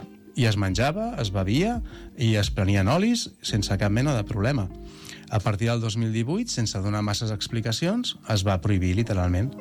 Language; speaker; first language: Catalan; native; Catalan